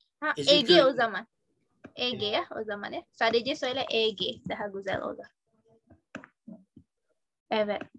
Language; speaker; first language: Turkish; non-native, fluent; Indonesian